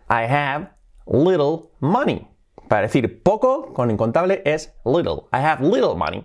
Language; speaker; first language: English; non-native, fluent; Spanish